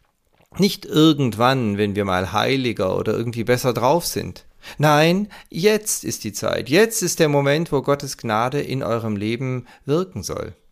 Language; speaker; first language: German; native; German